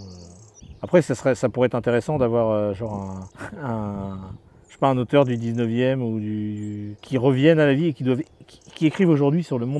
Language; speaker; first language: French; native; French